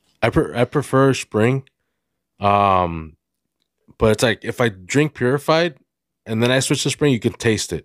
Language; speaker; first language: English; early bilingual, other home language; Spanish